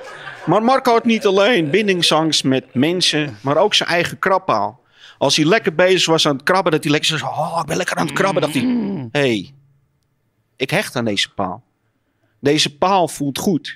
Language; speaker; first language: Dutch; native; Dutch